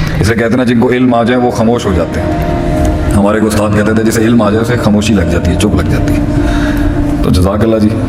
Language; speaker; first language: Urdu; non-native, local second language; Punjabi